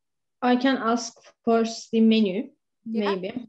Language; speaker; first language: English; non-native, learner; Albanian